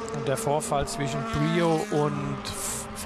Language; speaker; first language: German; native; German